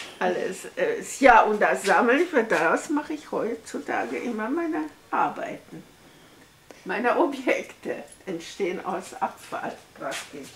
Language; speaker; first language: German; non-native, fluent; Hungarian